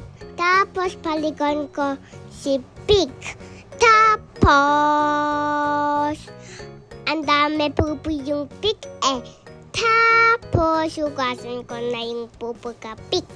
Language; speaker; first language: Filipino; early bilingual, heritage; Filipino